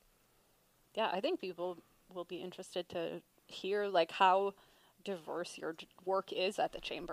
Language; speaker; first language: English; native; English